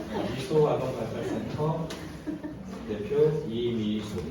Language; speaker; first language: Korean; native; Korean